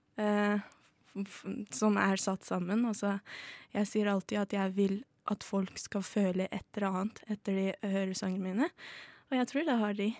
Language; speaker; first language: Norwegian; early bilingual, other home language; Azerbaijani